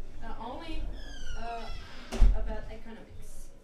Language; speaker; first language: English; non-native, learner; French